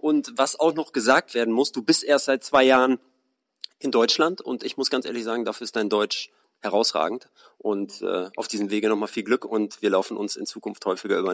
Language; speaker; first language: German; native; German